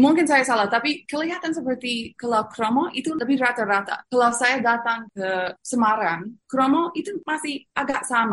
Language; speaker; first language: Indonesian; non-native, fluent; English